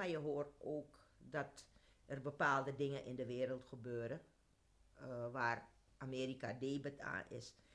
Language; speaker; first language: Dutch; native; Dutch